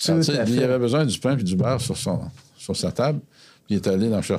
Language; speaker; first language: French; native; French